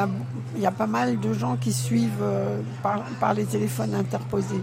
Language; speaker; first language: French; native; French